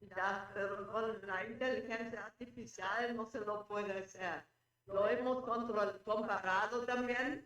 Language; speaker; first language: Spanish; non-native, fluent; German